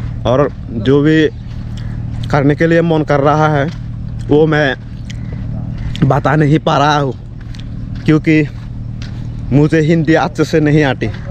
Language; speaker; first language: Hindi; non-native, learner; Chakma